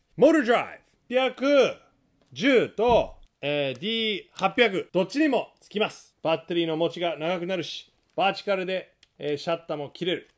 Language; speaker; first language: Japanese; non-native, fluent; English